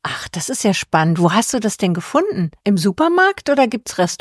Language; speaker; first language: German; native; German